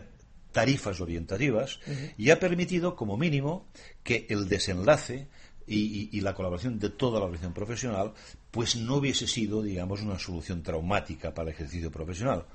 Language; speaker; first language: Spanish; native; Spanish